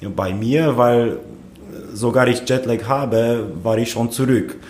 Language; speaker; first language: German; non-native, fluent; Romanian